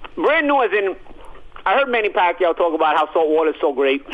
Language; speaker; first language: English; early bilingual, other home language; Italian